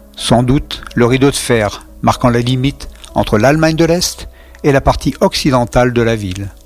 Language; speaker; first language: French; native; French